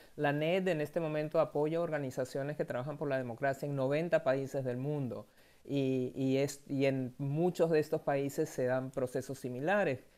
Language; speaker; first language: Spanish; native; Spanish